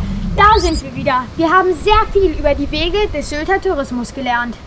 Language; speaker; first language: German; native; German